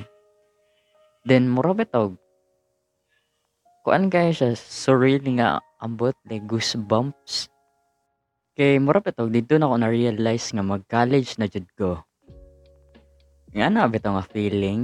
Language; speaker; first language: English; non-native, local second language; Cebuano